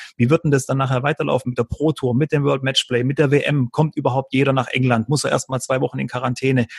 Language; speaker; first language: German; early bilingual, other home language; Croatian